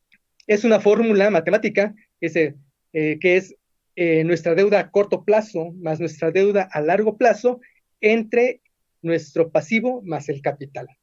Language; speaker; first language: Spanish; native; Spanish